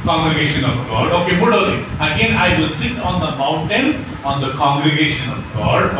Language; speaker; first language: English; non-native, local second language; Telugu